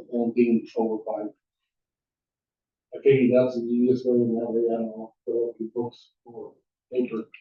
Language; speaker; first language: English; native; English